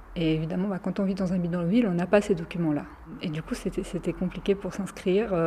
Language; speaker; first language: French; early bilingual, other home language; Romany